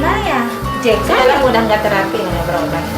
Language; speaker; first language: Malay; non-native, local second language; Sundanese